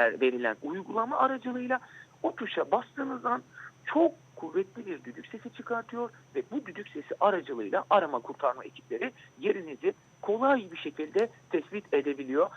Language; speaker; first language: Turkish; native; Turkish